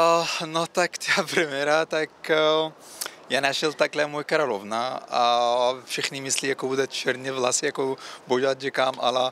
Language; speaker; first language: Czech; non-native, learner; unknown